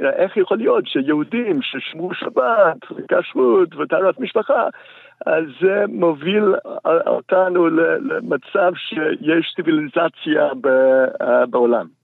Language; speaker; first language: Hebrew; non-native, fluent; English